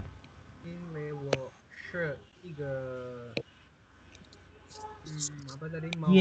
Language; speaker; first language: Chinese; non-native, learner; Indonesian